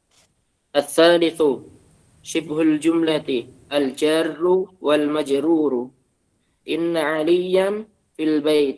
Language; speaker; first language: Arabic; non-native, learner; Indonesian